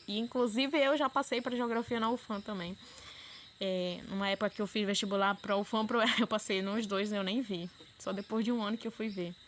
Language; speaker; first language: Portuguese; native; Portuguese